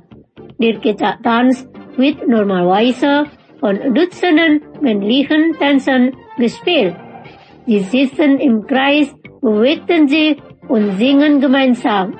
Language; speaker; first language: German; non-native, fluent; Indonesian